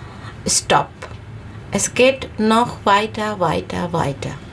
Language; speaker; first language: German; non-native, learner; Bangla